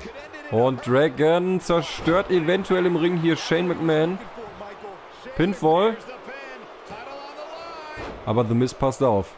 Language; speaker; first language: German; native; German